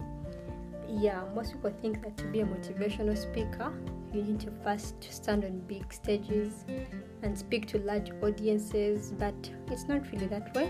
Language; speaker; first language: English; non-native, local second language; Ganda